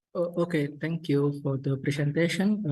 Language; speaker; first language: English; non-native, learner; Indonesian